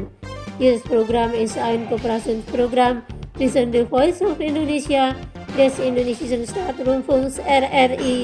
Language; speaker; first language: German; non-native, fluent; Indonesian